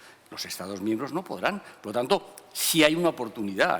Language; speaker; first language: Spanish; native; Spanish